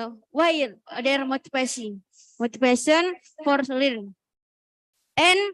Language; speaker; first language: English; non-native, learner; Indonesian